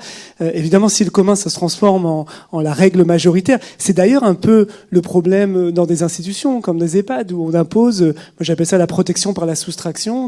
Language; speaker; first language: French; native; French